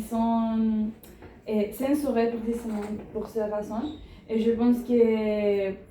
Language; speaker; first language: French; non-native, learner; Spanish